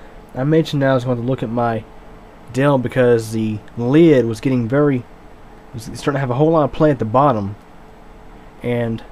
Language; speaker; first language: English; native; English